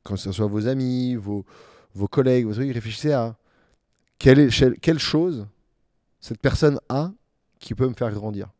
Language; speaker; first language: French; native; French